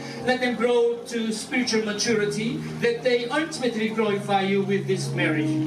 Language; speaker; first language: English; non-native, fluent; Korean